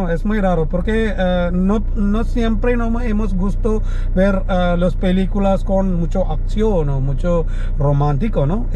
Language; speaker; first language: Spanish; non-native, learner; Malayalam